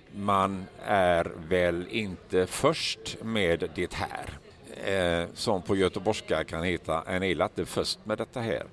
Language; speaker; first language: Swedish; native; Swedish